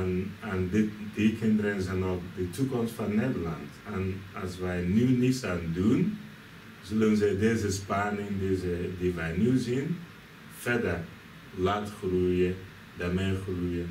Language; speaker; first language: Dutch; non-native, fluent; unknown